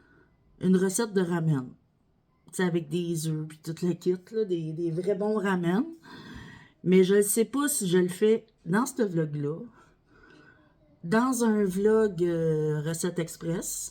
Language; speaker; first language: French; native; French